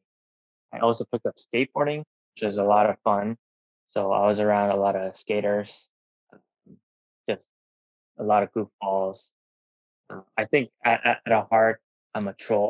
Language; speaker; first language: English; non-native, fluent; Korean